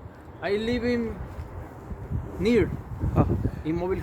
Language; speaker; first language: English; non-native, learner; Spanish